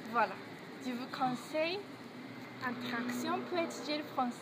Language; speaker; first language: French; non-native, learner; Japanese